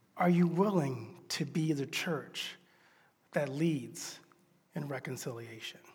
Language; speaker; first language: English; native; English